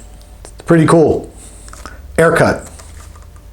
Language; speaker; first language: English; native; English